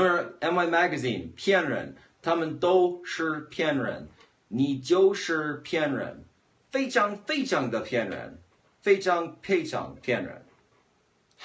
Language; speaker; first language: Chinese; non-native, learner; English